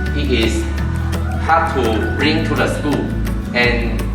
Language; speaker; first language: English; non-native, local second language; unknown